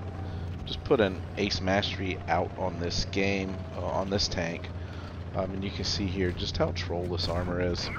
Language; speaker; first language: English; native; English